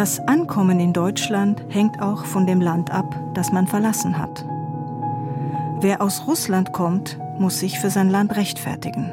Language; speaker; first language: German; native; German